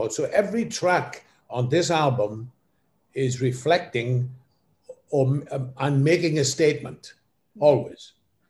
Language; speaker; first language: English; native; English